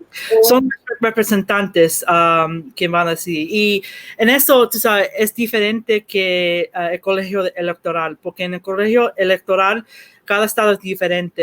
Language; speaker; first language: Spanish; early bilingual, heritage; Spanish